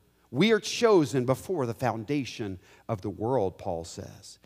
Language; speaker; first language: English; native; English